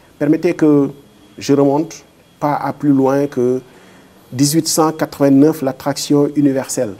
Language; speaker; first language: French; non-native, local second language; Wolof